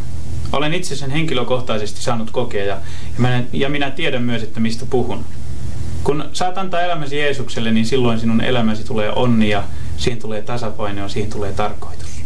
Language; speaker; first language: Finnish; native; Finnish